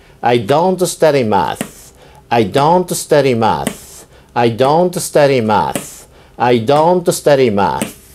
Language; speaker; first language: English; non-native, fluent; Japanese